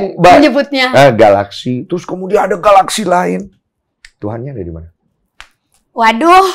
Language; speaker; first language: Indonesian; native; Indonesian